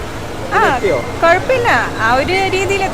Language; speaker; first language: Malayalam; native; Malayalam